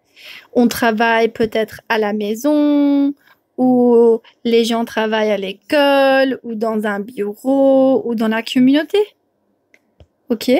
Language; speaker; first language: French; non-native, fluent; English